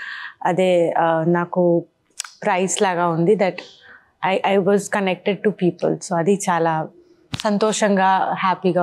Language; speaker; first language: Telugu; non-native, learner; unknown